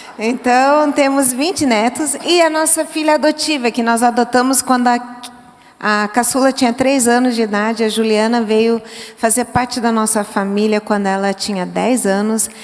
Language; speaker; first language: Portuguese; early bilingual, other home language; English